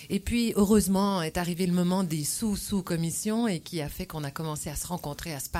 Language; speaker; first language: French; native; French